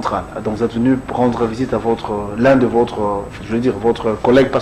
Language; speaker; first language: French; non-native, local second language; Lingala